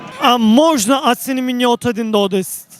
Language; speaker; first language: Russian; non-native, learner; Turkish